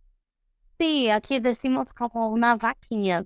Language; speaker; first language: Spanish; non-native, fluent; Portuguese